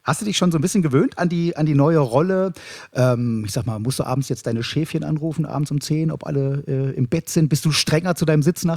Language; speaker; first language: German; native; German